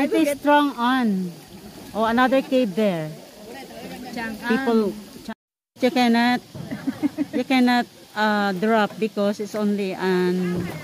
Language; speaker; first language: English; non-native, local second language; Filipino